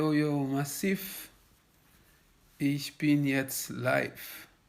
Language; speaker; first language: German; non-native, fluent; Kabuverdianu